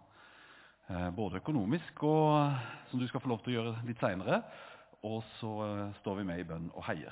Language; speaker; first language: Norwegian; native; Norwegian